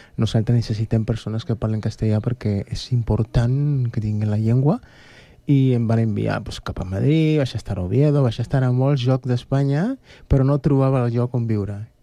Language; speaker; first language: Catalan; non-native, fluent; Spanish